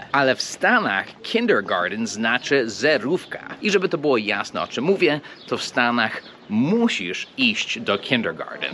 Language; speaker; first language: Polish; early bilingual, heritage; English